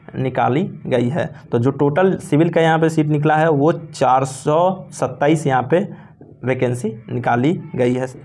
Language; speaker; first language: Hindi; native; Hindi